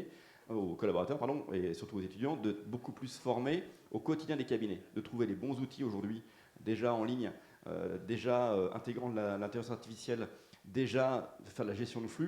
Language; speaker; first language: French; native; French